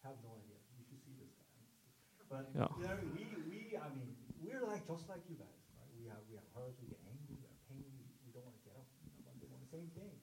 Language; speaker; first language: English; non-native, fluent; Korean